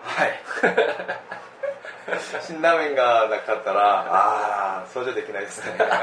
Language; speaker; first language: Japanese; non-native, fluent; Korean